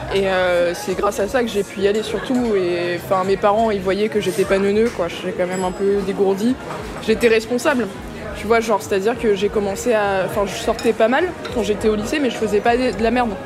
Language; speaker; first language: French; native; French